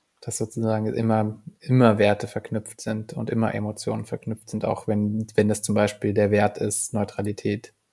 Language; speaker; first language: German; native; German